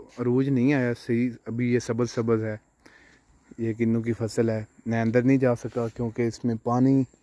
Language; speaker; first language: Urdu; non-native, local second language; Punjabi